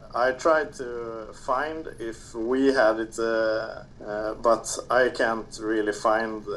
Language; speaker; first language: English; non-native, fluent; Swedish